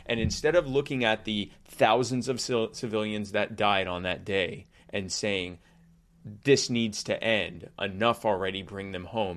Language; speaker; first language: English; native; English